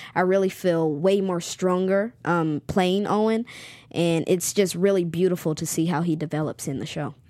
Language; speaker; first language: English; native; English